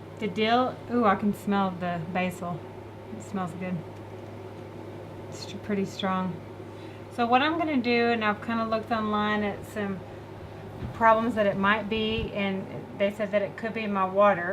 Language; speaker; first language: English; native; English